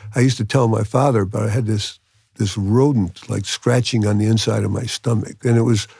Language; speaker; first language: English; native; English